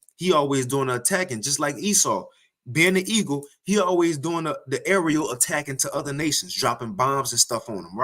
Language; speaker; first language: English; native; English